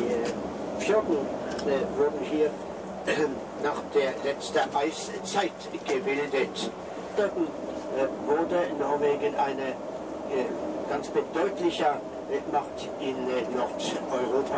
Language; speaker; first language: German; non-native, fluent; Norwegian